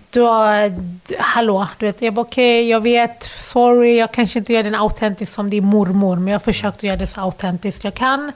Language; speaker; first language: Swedish; early bilingual, other home language; Arabic